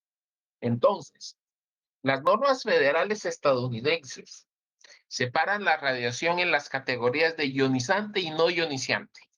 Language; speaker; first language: Spanish; native; Spanish